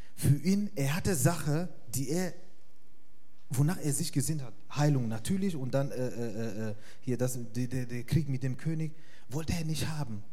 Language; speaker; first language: German; non-native, fluent; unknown